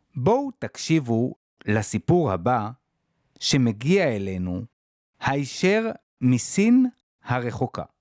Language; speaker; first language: Hebrew; native; Hebrew